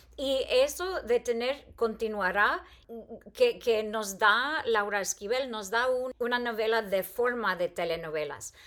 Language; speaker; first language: Spanish; non-native, fluent; English